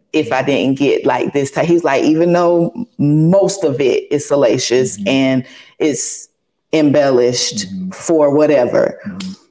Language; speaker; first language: English; native; English